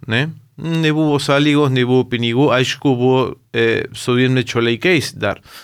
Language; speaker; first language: Lithuanian; early bilingual, heritage; Lithuanian